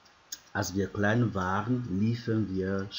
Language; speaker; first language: German; non-native, fluent; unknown